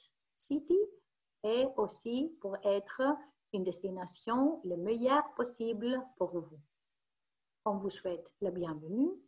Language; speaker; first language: French; non-native, fluent; Greek